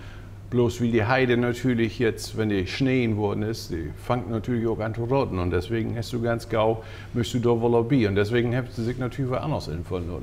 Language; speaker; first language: German; native; German